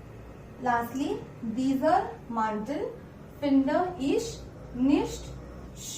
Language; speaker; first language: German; non-native, fluent; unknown